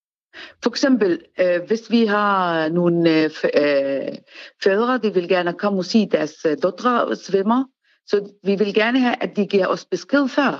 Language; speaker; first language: Danish; non-native, fluent; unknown